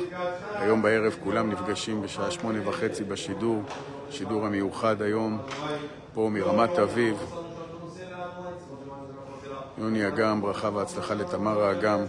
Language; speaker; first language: Hebrew; native; Hebrew